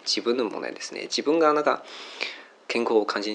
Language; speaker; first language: Japanese; non-native, learner; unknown